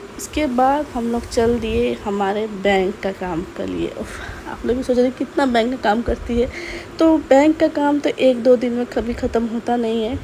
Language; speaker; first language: Hindi; non-native, local second language; Bangla